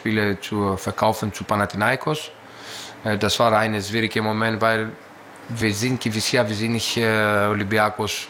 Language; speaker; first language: German; non-native, learner; Greek